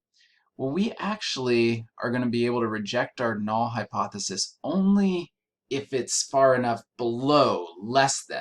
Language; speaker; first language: English; native; English